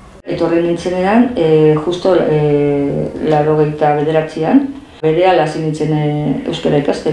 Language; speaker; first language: Basque; non-native, local second language; Spanish